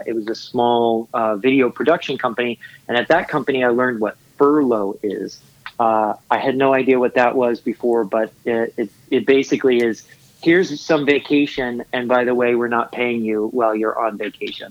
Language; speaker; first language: English; native; English